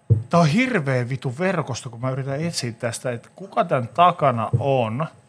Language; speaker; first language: Finnish; native; Finnish